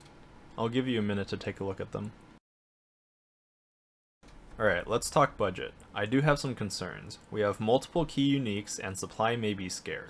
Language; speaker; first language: English; native; English